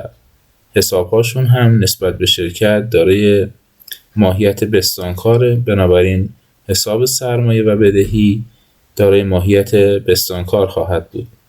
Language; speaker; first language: Persian; native; Persian